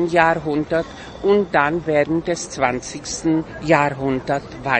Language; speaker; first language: German; non-native, fluent; Czech